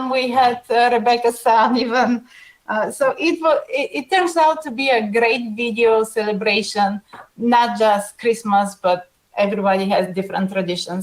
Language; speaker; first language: English; non-native, fluent; Bulgarian